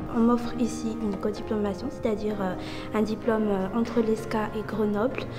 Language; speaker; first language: French; non-native, local second language; Malagasy